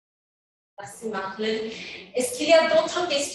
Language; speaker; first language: French; non-native, fluent; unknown